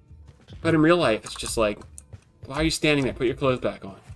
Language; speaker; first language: English; native; English